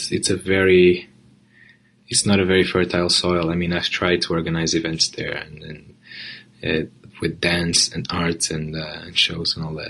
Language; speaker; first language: English; non-native, fluent; Portuguese